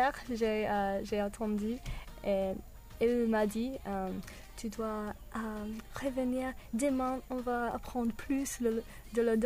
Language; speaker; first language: French; non-native, learner; English